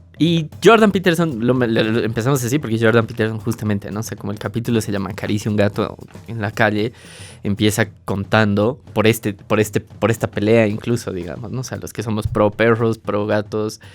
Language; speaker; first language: Spanish; native; Spanish